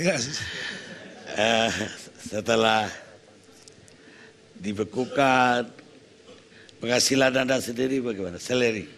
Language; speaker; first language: Indonesian; native; Indonesian